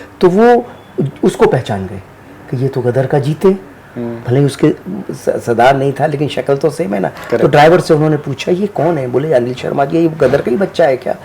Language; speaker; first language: Hindi; native; Hindi